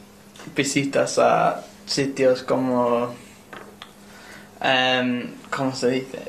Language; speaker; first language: Spanish; non-native, learner; English